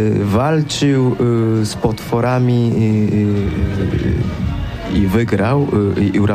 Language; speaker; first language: Polish; non-native, fluent; Japanese